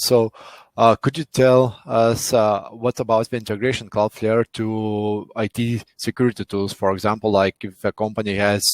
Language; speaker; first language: English; non-native, fluent; Lithuanian